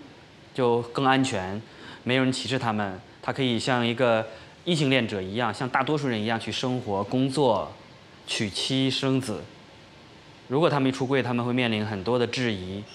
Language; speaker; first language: Chinese; native; Chinese